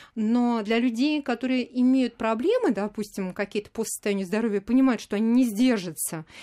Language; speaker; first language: Russian; native; Russian